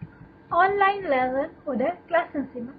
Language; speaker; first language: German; non-native, fluent; Hindi